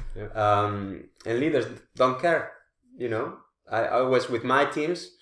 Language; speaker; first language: English; non-native, fluent; Spanish